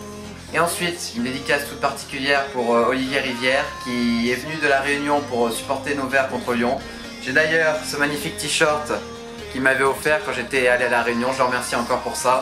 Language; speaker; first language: French; native; French